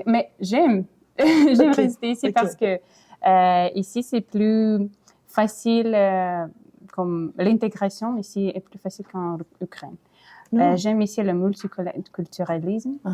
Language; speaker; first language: French; non-native, fluent; Ukrainian